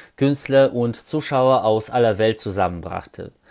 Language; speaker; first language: German; non-native, fluent; Russian